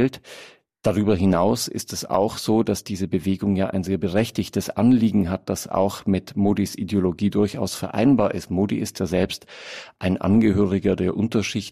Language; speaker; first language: German; native; German